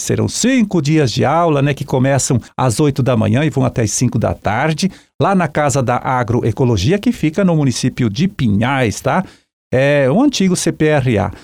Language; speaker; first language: Portuguese; native; Portuguese